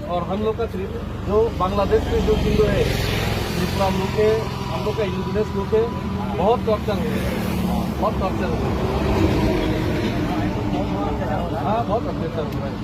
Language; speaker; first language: Hindi; non-native, local second language; Kok Borok